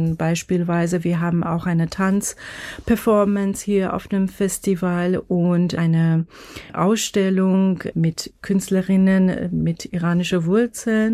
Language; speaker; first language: German; non-native, fluent; Persian